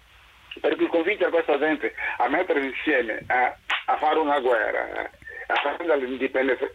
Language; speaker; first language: Italian; non-native, fluent; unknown